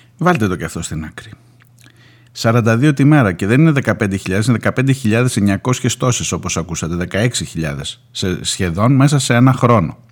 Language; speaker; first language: Greek; native; Greek